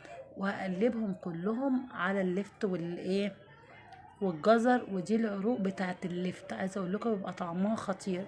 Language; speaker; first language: Arabic; native; Arabic